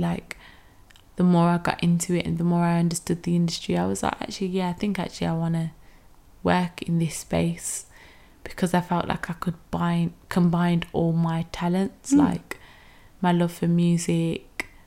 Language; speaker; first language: English; native; English